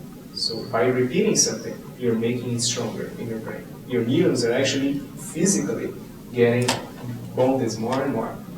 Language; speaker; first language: English; non-native, fluent; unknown